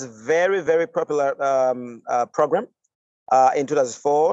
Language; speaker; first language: English; non-native, fluent; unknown